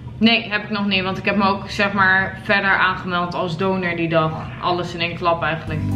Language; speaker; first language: Dutch; native; Dutch